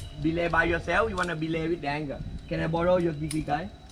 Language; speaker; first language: English; non-native, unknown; Thai